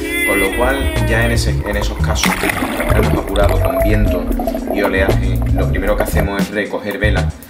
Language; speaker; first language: Spanish; native; Spanish